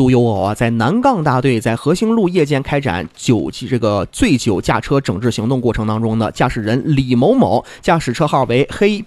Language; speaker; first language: Chinese; native; Chinese